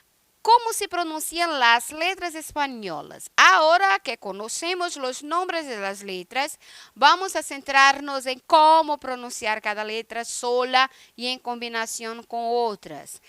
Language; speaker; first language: Spanish; non-native, fluent; Portuguese